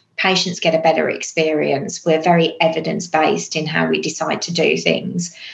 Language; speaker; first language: English; native; English